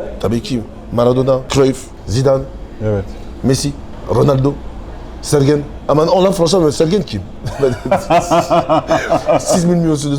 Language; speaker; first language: Turkish; non-native, learner; French